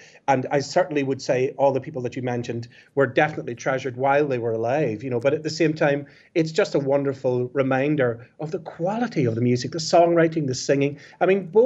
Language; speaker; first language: English; native; English